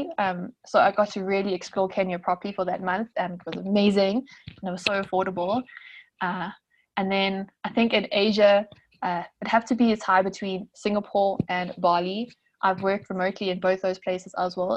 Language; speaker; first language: English; native; English